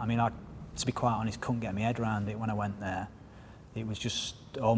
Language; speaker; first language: English; native; English